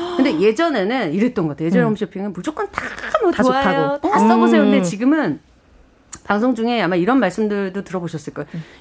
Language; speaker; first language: Korean; native; Korean